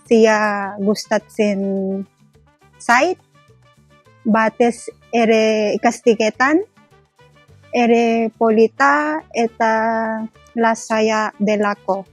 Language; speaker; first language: Basque; non-native, learner; Cebuano